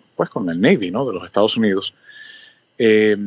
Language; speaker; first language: Spanish; early bilingual, other home language; English